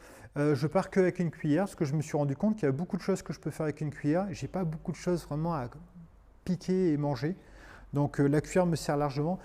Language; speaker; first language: French; native; French